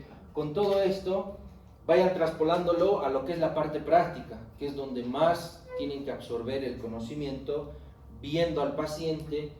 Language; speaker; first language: Spanish; native; Spanish